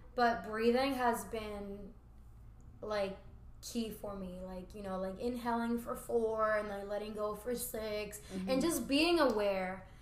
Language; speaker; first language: English; early bilingual, other home language; Spanish